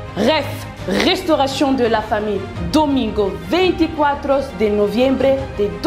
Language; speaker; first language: Spanish; non-native, learner; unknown